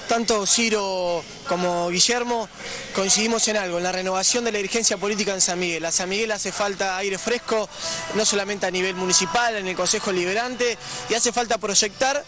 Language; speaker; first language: Spanish; native; Spanish